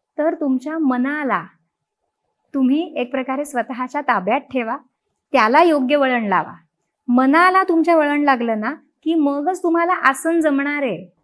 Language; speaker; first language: Marathi; native; Marathi